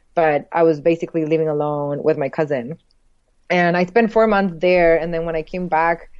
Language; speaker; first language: English; early bilingual, other home language; Spanish